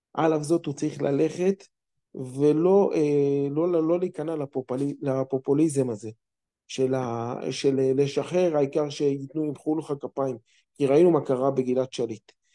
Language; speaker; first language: Hebrew; native; Hebrew